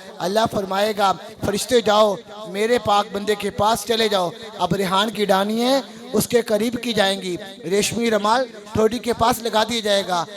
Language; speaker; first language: Urdu; non-native, local second language; Punjabi